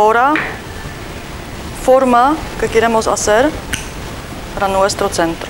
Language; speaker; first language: Spanish; non-native, learner; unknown